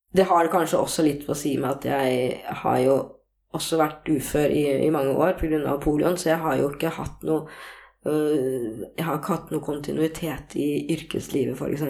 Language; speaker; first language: Norwegian; early bilingual, other home language; Korean